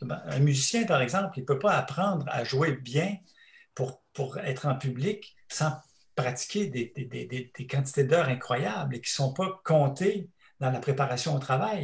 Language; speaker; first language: French; native; French